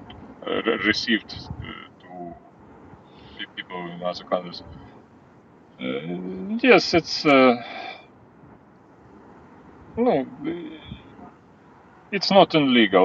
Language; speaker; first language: English; non-native, learner; Ukrainian